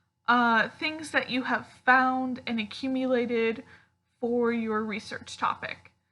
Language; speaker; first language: English; native; English